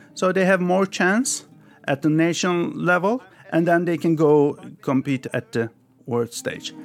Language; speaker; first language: English; early bilingual, other home language; Turkish